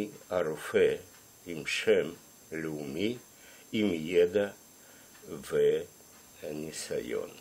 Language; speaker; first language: Hebrew; non-native, fluent; Russian